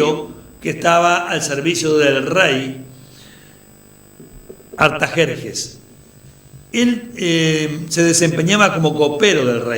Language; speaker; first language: Spanish; native; Spanish